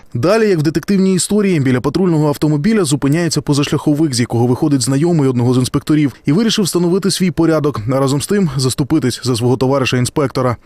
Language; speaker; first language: Ukrainian; native; Ukrainian